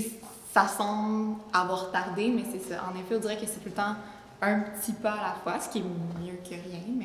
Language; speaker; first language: French; native; French